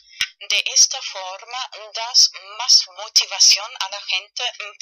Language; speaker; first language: Spanish; non-native, fluent; German